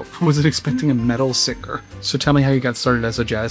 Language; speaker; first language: English; native; English